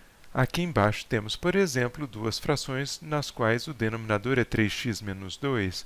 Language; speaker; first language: Portuguese; native; Portuguese